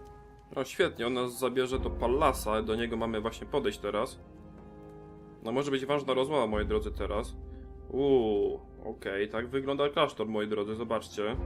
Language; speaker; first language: Polish; native; Polish